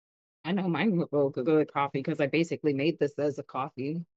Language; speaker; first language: English; native; English